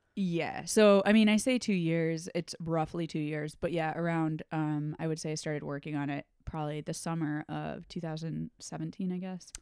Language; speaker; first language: English; native; English